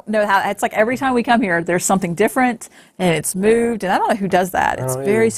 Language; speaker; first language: English; native; English